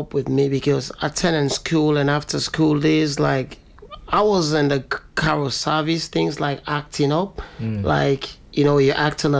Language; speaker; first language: English; non-native, local second language; Krio